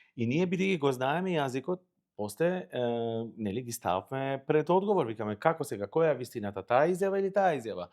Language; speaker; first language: Macedonian; non-native, local second language; Albanian